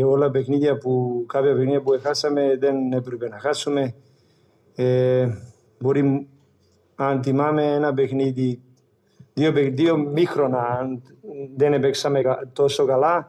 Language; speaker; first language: Greek; non-native, learner; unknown